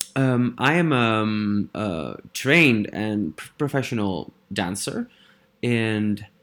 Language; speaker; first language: English; non-native, fluent; Dutch